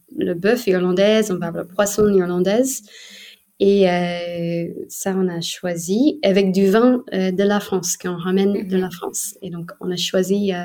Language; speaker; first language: French; non-native, fluent; English